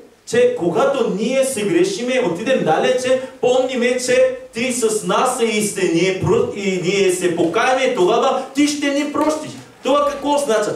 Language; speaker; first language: Bulgarian; non-native, learner; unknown